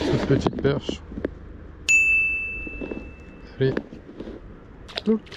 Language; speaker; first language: French; native; French